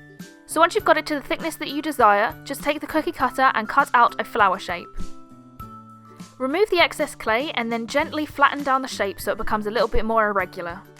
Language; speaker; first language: English; native; English